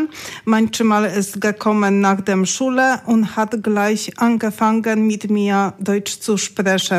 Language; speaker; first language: German; non-native, learner; Polish